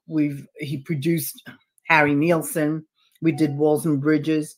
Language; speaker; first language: English; native; English